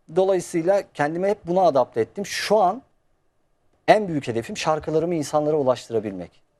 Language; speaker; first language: Turkish; native; Turkish